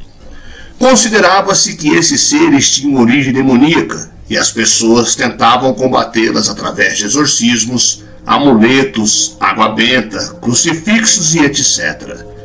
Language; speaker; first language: Portuguese; native; Portuguese